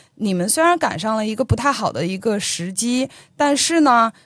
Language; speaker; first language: Chinese; native; Chinese